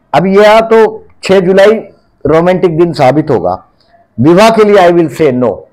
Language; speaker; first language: Hindi; native; Hindi